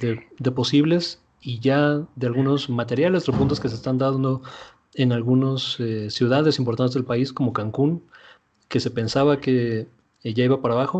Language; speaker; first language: Spanish; native; Spanish